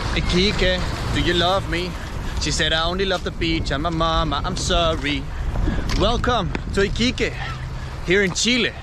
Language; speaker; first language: English; non-native, fluent; Danish